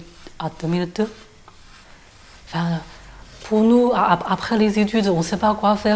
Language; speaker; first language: French; non-native, fluent; Chinese